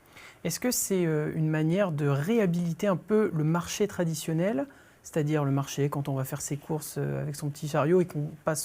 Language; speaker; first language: French; native; French